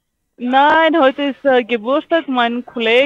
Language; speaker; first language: German; non-native, learner; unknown